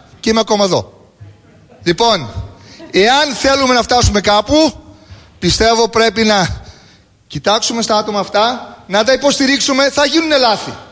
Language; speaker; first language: Greek; early bilingual, heritage; Greek